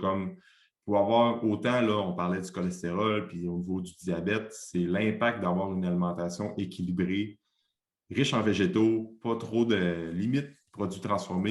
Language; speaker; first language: French; native; French